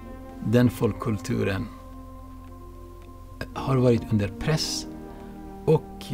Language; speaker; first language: Swedish; non-native, fluent; Baluchi